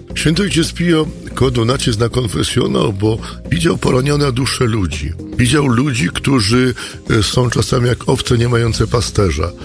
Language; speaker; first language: Polish; native; Polish